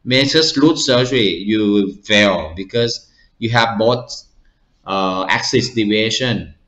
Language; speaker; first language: English; non-native, fluent; Thai